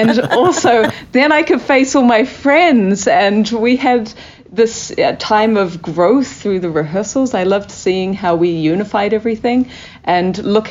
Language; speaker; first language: English; native; English